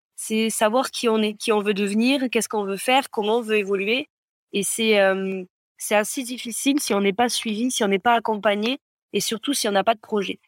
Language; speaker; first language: French; native; French